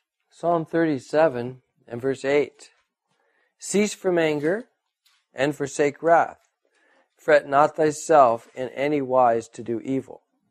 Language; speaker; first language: English; native; English